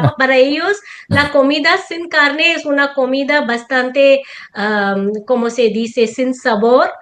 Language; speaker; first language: Spanish; non-native, fluent; Tamil